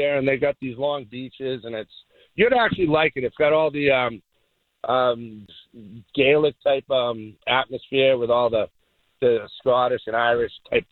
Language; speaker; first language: English; native; English